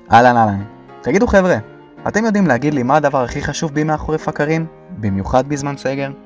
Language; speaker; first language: Hebrew; native; Hebrew